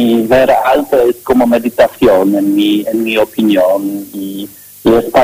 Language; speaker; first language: Spanish; non-native, learner; Polish